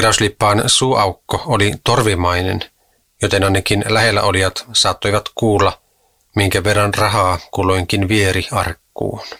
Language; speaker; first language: Finnish; native; Finnish